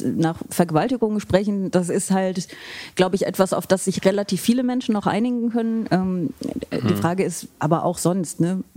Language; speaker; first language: German; native; German